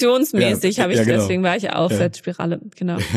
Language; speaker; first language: German; native; German